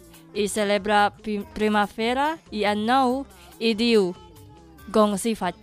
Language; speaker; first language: Catalan; non-native, learner; Indonesian